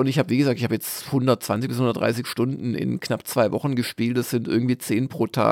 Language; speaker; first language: German; native; German